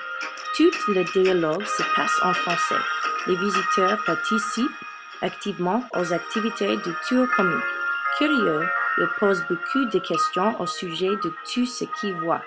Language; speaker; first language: French; non-native, learner; English